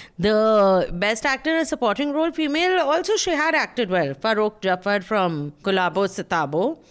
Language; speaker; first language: English; native; English